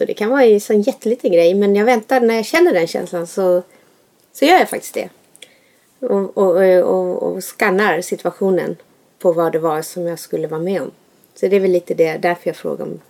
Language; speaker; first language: Swedish; native; Swedish